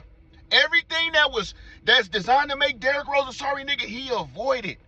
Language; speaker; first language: English; native; English